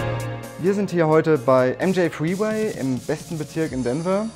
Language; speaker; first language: German; native; German